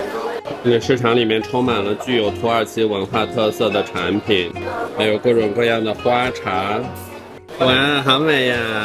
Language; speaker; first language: Chinese; native; Chinese